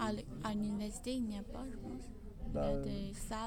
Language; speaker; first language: French; non-native, learner; Chinese